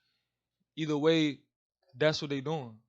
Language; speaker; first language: English; native; English